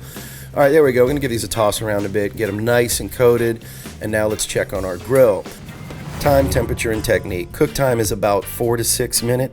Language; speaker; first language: English; native; English